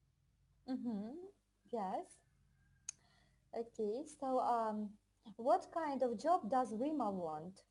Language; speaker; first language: English; non-native, fluent; Russian